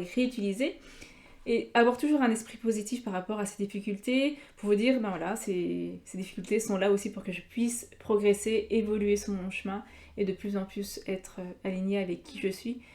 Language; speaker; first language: French; native; French